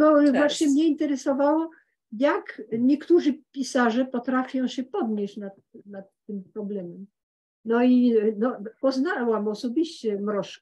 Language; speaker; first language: Polish; early bilingual, heritage; Polish